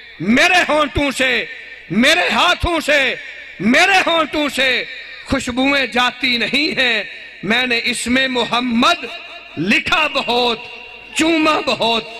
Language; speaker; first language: Urdu; non-native, local second language; Punjabi